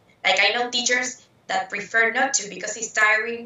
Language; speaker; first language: English; non-native, fluent; Spanish